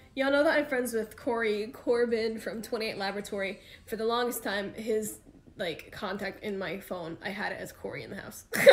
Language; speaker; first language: English; native; English